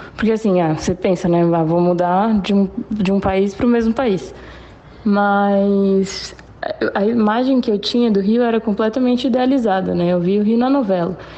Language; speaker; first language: Portuguese; early bilingual, other home language; Spanish